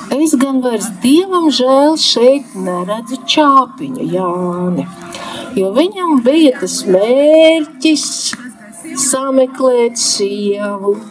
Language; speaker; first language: Latvian; native; Latvian